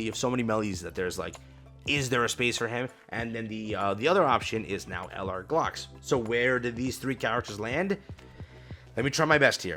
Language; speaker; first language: English; native; English